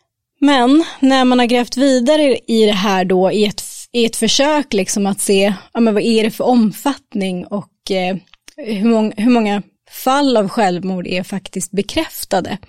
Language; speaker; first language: Swedish; native; Swedish